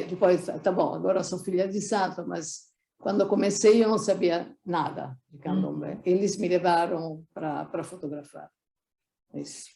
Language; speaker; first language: Portuguese; non-native, fluent; Italian